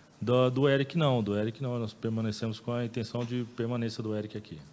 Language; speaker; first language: Portuguese; native; Portuguese